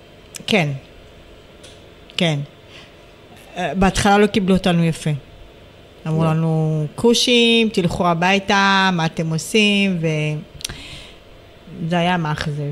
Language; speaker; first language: Hebrew; early bilingual, other home language; Amharic